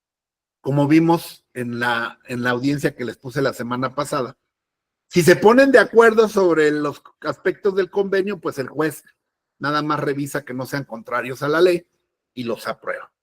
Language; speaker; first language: Spanish; native; Spanish